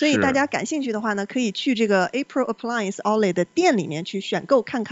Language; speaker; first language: Chinese; native; Chinese